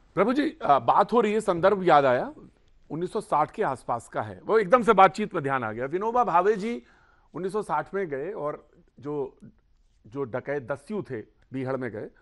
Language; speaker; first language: Hindi; native; Hindi